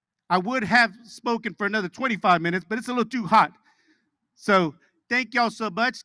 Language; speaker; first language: English; early bilingual, other home language; Spanish